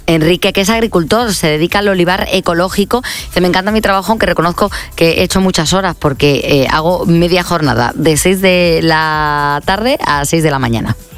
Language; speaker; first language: Spanish; native; Spanish